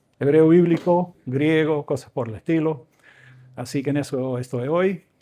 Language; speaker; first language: Spanish; early bilingual, other home language; English